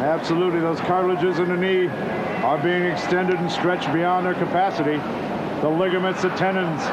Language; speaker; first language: English; native; English